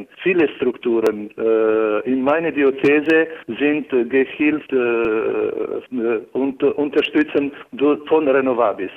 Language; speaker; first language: German; non-native, learner; Albanian